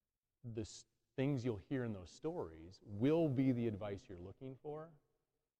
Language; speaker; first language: English; native; English